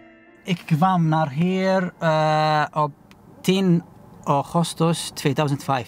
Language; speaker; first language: Dutch; non-native, fluent; Arabic